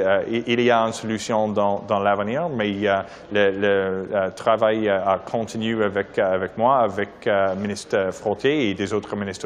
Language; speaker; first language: French; non-native, learner; English